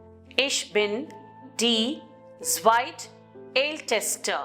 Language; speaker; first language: German; non-native, fluent; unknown